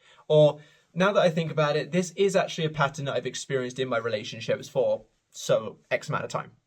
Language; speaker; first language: English; native; English